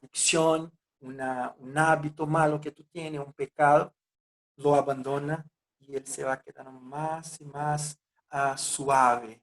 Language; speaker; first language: Spanish; non-native, fluent; Portuguese